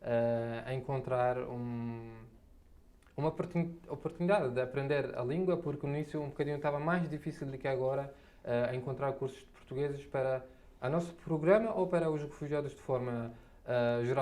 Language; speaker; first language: Portuguese; non-native, fluent; Arabic